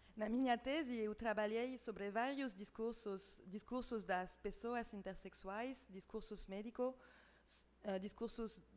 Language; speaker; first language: Portuguese; non-native, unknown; French